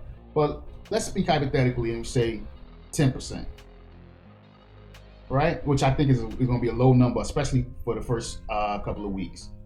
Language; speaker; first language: English; native; English